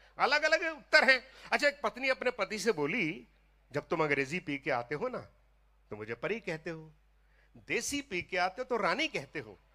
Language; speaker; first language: Hindi; non-native, local second language; Punjabi